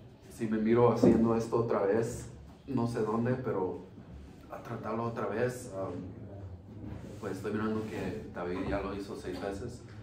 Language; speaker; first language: Spanish; early bilingual, heritage; Spanish